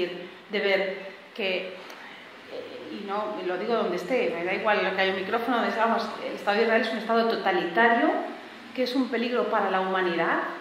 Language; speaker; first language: Spanish; native; Spanish